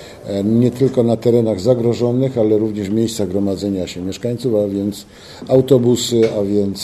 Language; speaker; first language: Polish; native; Polish